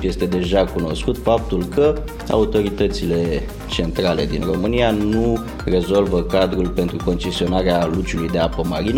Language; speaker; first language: Romanian; native; Romanian